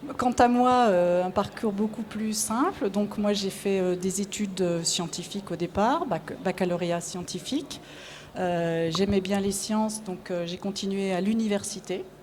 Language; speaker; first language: French; native; French